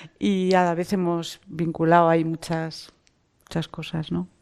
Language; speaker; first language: Spanish; native; Spanish